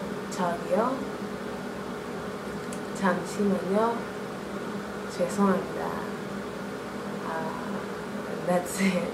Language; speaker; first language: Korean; non-native, learner; English